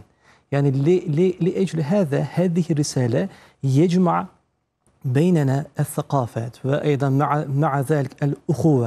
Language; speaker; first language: Arabic; non-native, fluent; Turkish